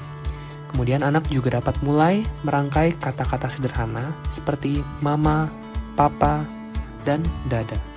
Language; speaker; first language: Indonesian; native; Indonesian